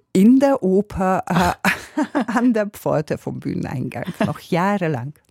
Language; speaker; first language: German; non-native, fluent; Hungarian